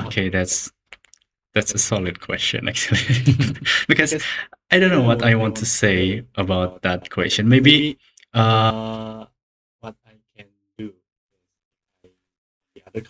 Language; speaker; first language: English; non-native, learner; Indonesian